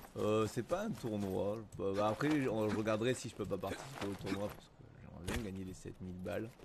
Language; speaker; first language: French; native; French